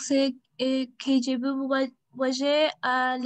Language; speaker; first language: French; non-native, learner; Spanish